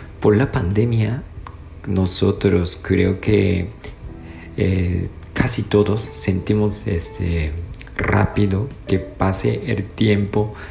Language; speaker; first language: Spanish; non-native, fluent; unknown